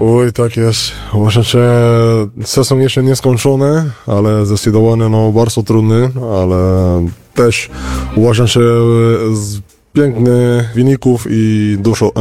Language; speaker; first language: Polish; non-native, learner; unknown